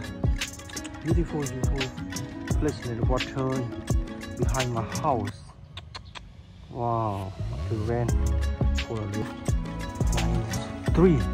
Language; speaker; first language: English; non-native, learner; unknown